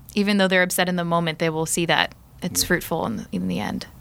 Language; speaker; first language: English; native; English